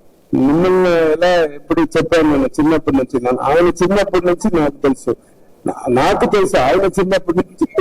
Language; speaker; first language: Telugu; non-native, learner; Tamil